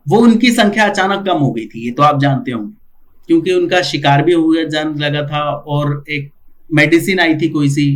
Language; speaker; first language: Hindi; non-native, local second language; Marathi